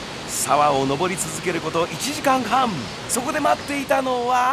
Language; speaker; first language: Japanese; native; Japanese